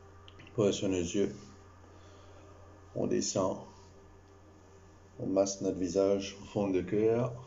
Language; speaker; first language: French; non-native, local second language; Morisyen